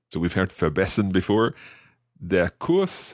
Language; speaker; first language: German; non-native, learner; English